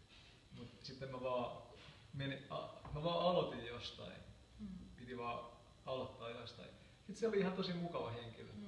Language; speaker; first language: Finnish; native; Finnish